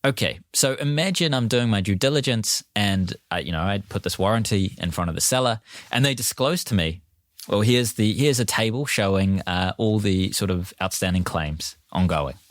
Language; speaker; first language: English; native; English